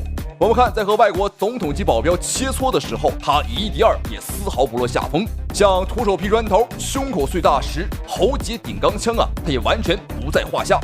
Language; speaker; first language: Chinese; native; Chinese